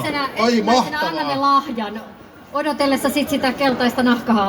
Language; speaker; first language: Finnish; native; Finnish